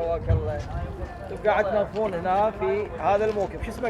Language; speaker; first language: Arabic; native; Arabic